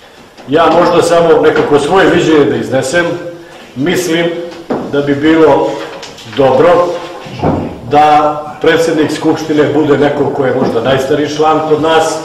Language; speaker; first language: Bosnian; native; Bosnian